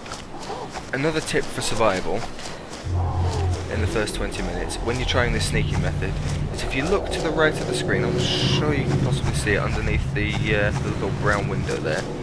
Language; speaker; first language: English; native; English